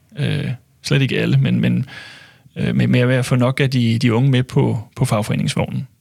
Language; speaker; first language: Danish; native; Danish